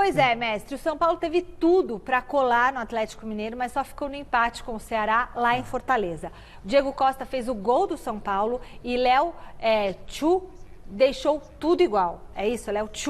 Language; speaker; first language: Portuguese; native; Portuguese